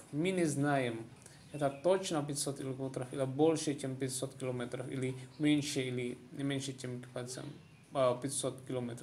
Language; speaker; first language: Russian; non-native, fluent; Indonesian